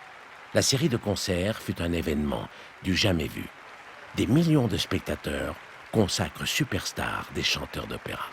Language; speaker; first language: French; native; French